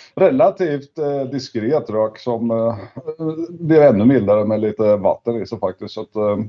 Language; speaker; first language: Swedish; native; Swedish